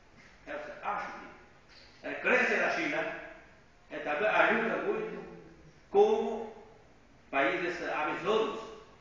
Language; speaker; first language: Portuguese; non-native, fluent; Chinese